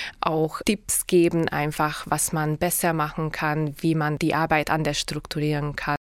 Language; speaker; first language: German; native; German